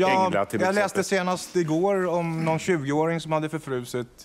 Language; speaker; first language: Swedish; native; Swedish